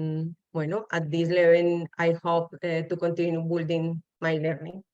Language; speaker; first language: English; non-native, learner; Spanish